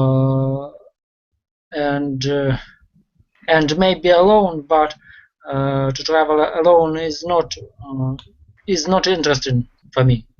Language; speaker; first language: English; non-native, learner; Russian